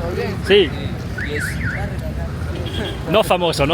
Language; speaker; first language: Spanish; non-native, learner; Italian